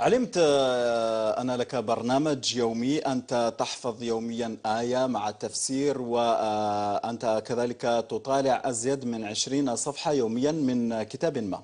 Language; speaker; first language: Arabic; native; Arabic